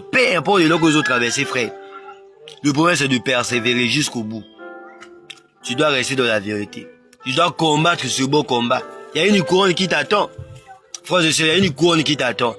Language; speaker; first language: French; non-native, local second language; Lingala